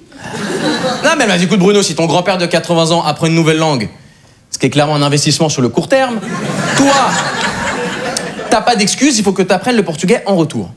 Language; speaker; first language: French; native; French